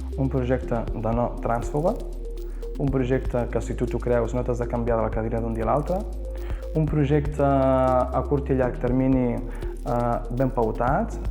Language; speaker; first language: Catalan; early bilingual, other home language; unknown